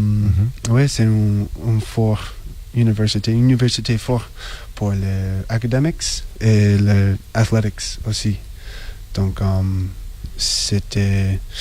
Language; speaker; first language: French; non-native, learner; English